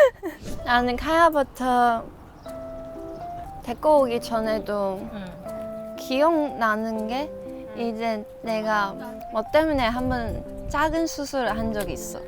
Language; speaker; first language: Korean; non-native, fluent; Chinese